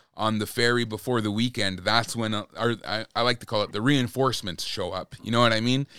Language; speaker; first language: English; native; English